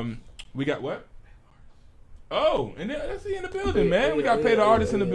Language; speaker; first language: English; native; English